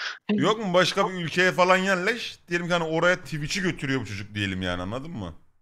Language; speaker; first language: Turkish; native; Turkish